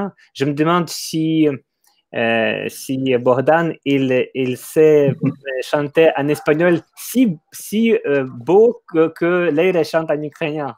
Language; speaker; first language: French; non-native, fluent; Ukrainian